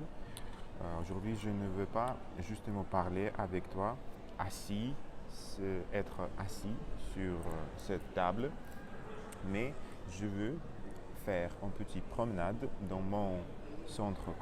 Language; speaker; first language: French; non-native, learner; Russian